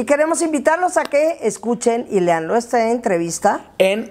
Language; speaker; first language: Spanish; native; Spanish